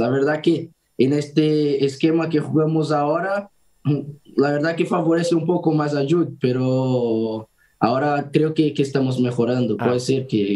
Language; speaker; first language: Spanish; non-native, fluent; Portuguese